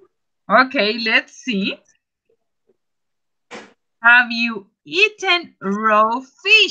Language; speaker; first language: English; non-native, fluent; Spanish